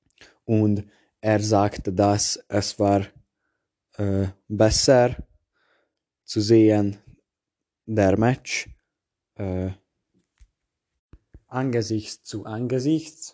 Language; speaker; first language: German; non-native, learner; Hungarian